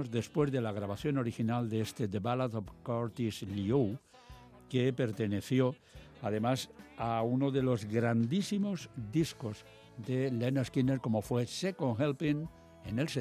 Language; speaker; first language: Spanish; native; Spanish